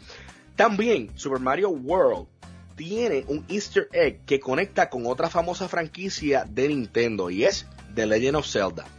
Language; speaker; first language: Spanish; native; Spanish